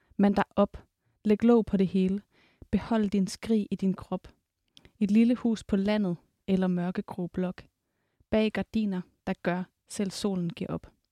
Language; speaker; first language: Danish; native; Danish